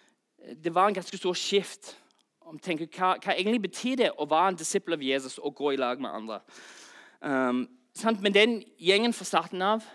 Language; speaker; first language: Norwegian; non-native, fluent; English